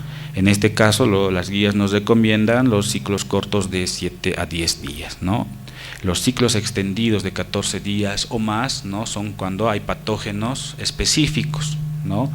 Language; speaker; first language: Spanish; native; Spanish